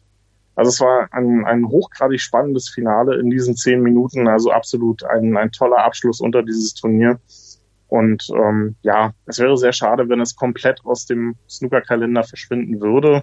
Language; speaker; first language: German; native; German